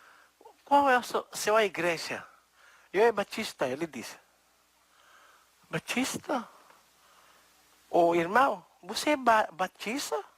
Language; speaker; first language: Portuguese; non-native, learner; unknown